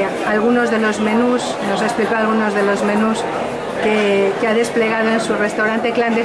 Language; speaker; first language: Spanish; native; Spanish